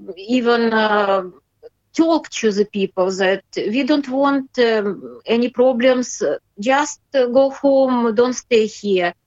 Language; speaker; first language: English; non-native, learner; Russian